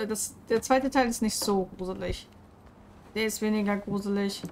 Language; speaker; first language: German; native; German